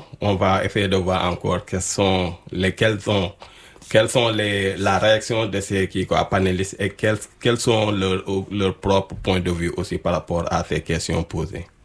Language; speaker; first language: French; non-native, local second language; Wolof